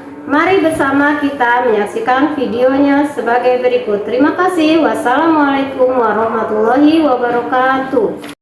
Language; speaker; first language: Indonesian; native; Indonesian